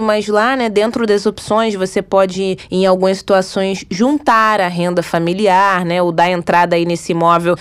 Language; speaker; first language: Portuguese; native; Portuguese